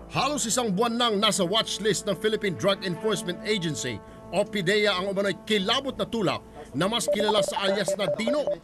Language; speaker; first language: Filipino; native; Filipino